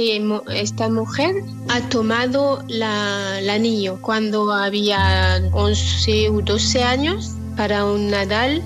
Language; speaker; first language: Spanish; non-native, learner; French